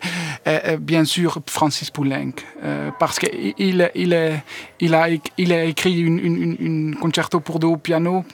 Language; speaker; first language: French; non-native, learner; Dutch